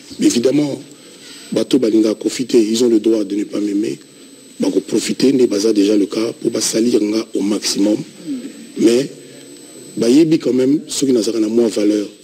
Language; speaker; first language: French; non-native, local second language; Lingala